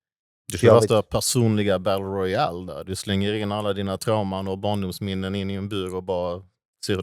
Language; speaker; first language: Swedish; native; Swedish